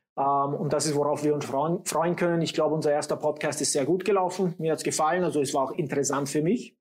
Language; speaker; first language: German; early bilingual, other home language; English